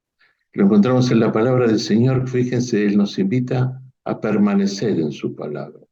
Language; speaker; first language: Spanish; native; Spanish